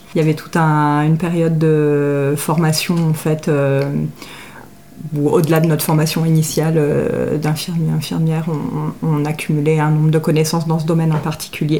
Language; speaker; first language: French; native; French